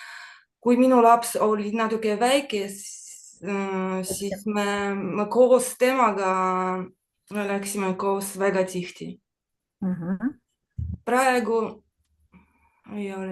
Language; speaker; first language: Estonian; non-native, learner; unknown